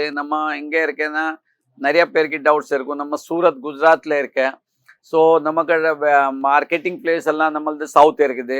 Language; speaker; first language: Tamil; non-native, fluent; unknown